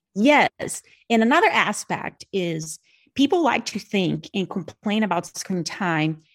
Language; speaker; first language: English; non-native, fluent; Portuguese